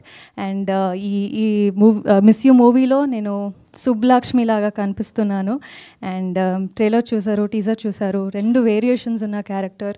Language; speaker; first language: Telugu; non-native, fluent; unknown